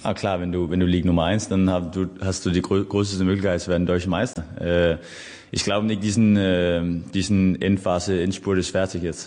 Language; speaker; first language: German; non-native, fluent; Danish